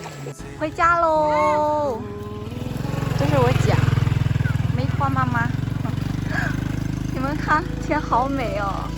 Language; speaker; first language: Chinese; non-native, learner; Vietnamese